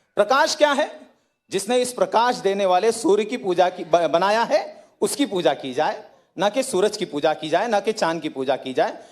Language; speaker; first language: Hindi; native; Hindi